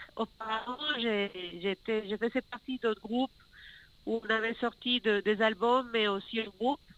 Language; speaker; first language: French; non-native, fluent; Spanish